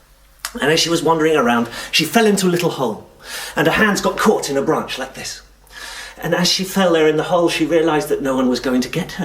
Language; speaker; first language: English; native; English